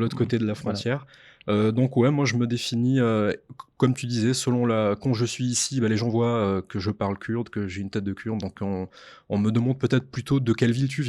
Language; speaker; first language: French; native; French